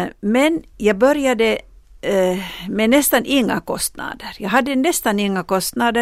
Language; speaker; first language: Swedish; non-native, local second language; Finnish